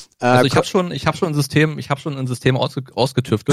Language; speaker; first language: German; native; German